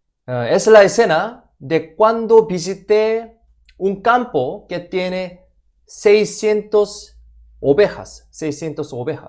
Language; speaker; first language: Spanish; non-native, fluent; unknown